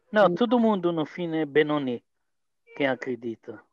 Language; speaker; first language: Portuguese; non-native, fluent; Hebrew